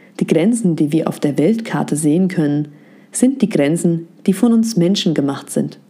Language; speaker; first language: German; native; German